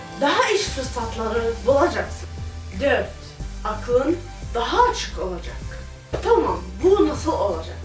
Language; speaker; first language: Turkish; non-native, learner; Arabic